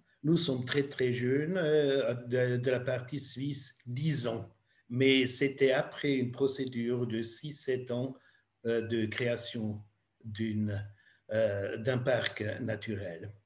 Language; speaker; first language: French; non-native, fluent; German